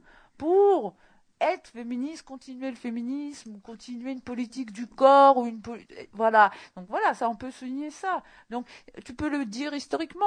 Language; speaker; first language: French; native; French